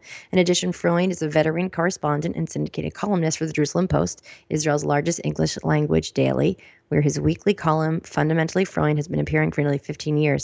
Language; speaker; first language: English; native; English